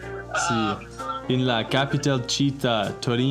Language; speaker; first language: Italian; non-native, learner; English